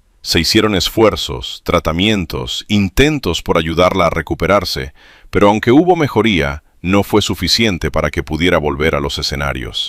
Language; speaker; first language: Spanish; native; Spanish